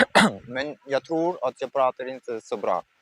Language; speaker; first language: Swedish; non-native, learner; French